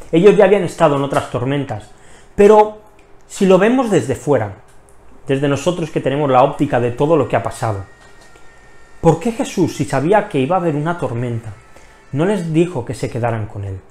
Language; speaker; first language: Spanish; native; Spanish